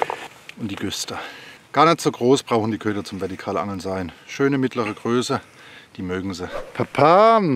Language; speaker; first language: German; native; German